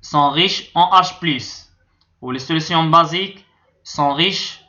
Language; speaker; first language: French; non-native, local second language; Arabic